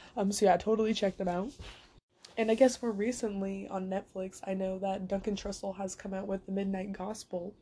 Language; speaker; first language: English; native; English